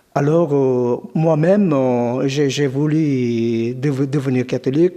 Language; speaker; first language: French; non-native, fluent; Korean